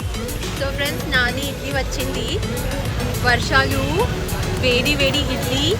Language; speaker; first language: Telugu; non-native, local second language; Kannada